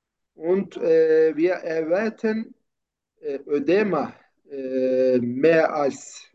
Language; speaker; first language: German; non-native, learner; Turkish